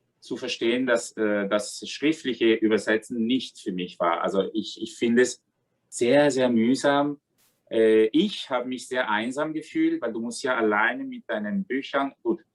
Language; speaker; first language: German; non-native, fluent; Spanish